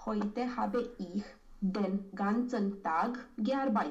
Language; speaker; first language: German; non-native, learner; Romanian